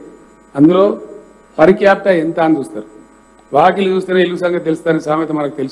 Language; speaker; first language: Telugu; native; Telugu